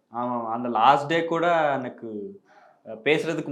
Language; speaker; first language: Tamil; non-native, learner; Telugu